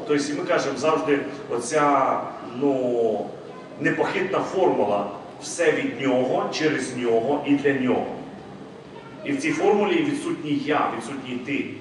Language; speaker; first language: Ukrainian; non-native, local second language; Russian